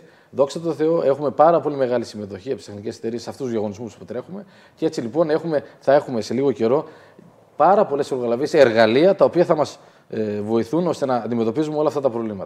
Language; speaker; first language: Greek; native; Greek